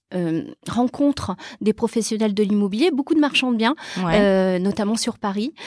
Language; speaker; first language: French; early bilingual, other home language; Portuguese